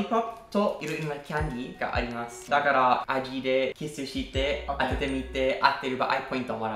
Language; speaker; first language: Japanese; non-native, learner; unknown